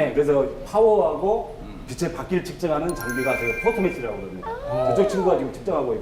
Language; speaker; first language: Korean; native; Korean